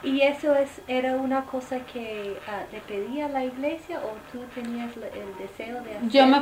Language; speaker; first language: Spanish; non-native, fluent; English